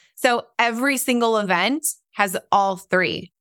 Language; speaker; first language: English; native; English